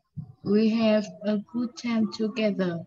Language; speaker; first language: English; non-native, learner; Vietnamese